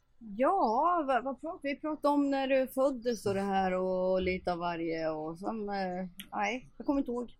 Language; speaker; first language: Swedish; native; Swedish